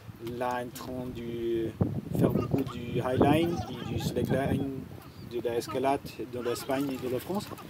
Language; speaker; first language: French; non-native, learner; German